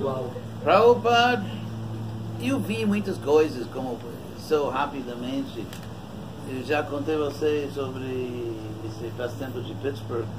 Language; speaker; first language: Portuguese; non-native, fluent; English